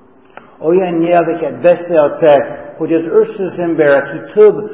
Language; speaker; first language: Hungarian; non-native, fluent; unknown